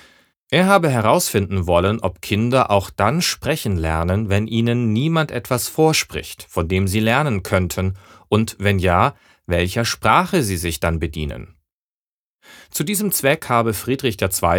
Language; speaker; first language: German; native; German